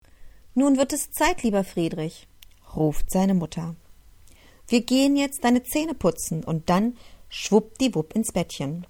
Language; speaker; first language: German; native; German